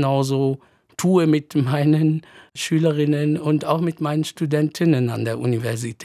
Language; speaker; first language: German; non-native, fluent; Arabic